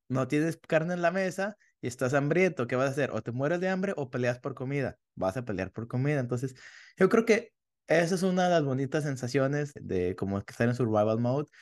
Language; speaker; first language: Spanish; native; Spanish